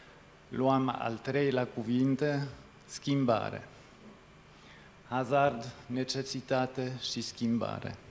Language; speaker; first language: Romanian; non-native, fluent; French